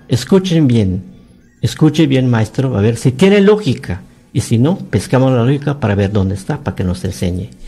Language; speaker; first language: Spanish; non-native, local second language; Yucateco